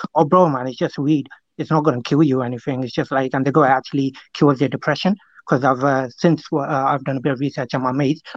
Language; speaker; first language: English; non-native, local second language; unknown